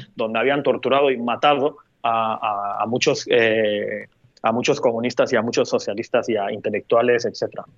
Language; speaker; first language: Spanish; non-native, fluent; Turkish